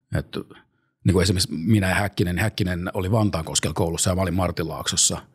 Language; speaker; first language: Finnish; native; Finnish